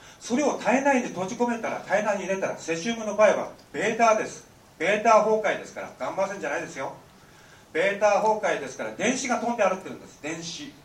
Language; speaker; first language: Japanese; native; Japanese